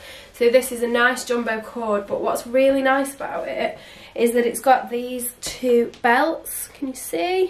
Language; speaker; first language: English; native; English